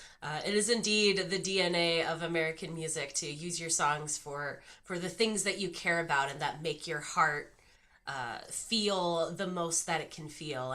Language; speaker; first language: English; native; English